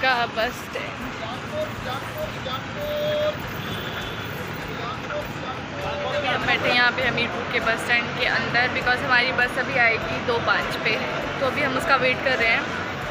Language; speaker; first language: Hindi; native; Hindi